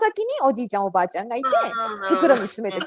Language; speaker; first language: Japanese; native; Japanese